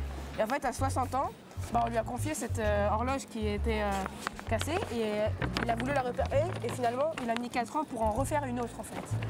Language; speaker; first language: French; native; French